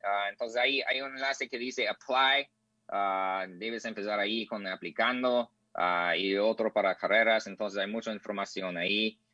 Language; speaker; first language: Spanish; non-native, learner; English